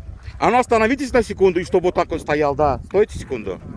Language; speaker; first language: Russian; native; Russian